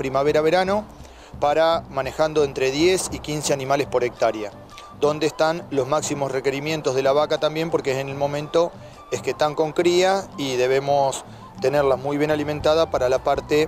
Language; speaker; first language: Spanish; native; Spanish